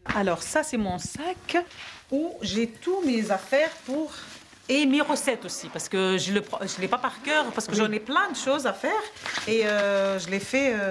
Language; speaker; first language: French; non-native, local second language; Arabic